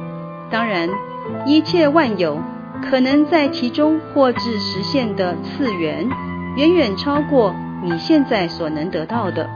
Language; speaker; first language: Chinese; native; Chinese